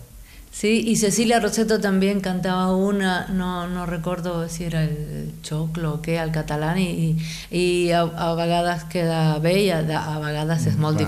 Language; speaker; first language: Catalan; non-native, fluent; Spanish